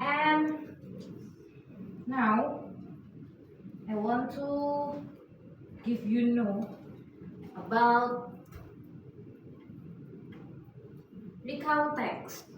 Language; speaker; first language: English; non-native, learner; Indonesian